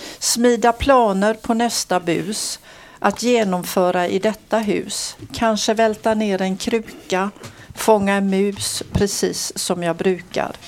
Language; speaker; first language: Swedish; native; Swedish